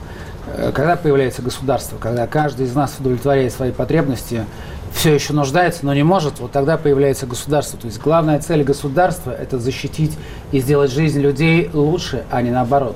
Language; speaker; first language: Russian; native; Russian